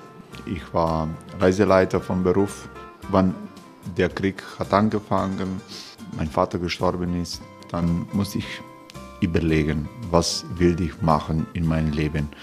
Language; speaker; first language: German; non-native, learner; Croatian